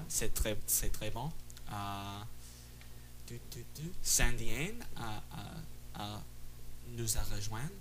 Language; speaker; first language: French; non-native, fluent; English